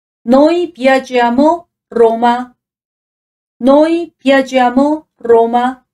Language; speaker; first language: Italian; non-native, fluent; Korean